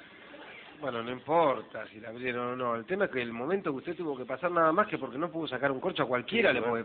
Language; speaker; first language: Spanish; native; Spanish